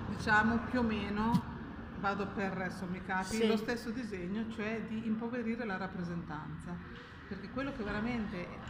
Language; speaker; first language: Italian; native; Italian